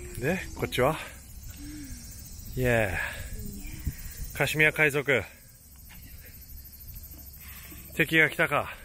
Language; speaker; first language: Japanese; native; Japanese